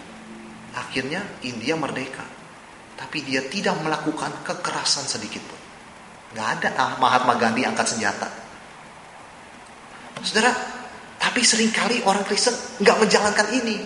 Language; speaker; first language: Indonesian; native; Indonesian